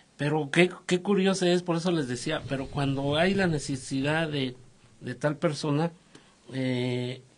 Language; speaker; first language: Spanish; native; Spanish